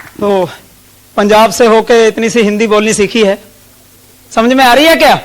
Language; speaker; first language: Hindi; non-native, local second language; Punjabi